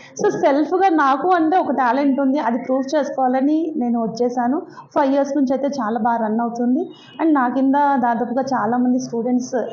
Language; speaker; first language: Telugu; native; Telugu